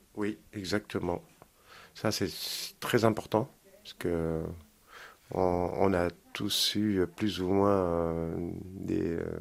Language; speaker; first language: French; native; French